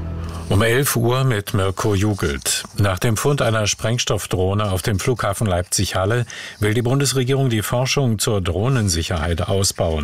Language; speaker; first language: German; native; German